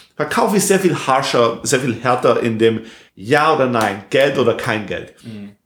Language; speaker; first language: German; non-native, fluent; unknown